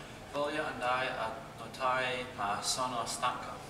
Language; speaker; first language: Italian; non-native, learner; English